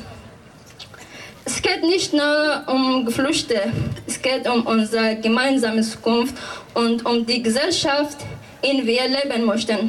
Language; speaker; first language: German; non-native, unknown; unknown